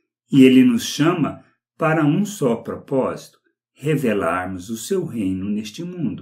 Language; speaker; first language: Portuguese; native; Portuguese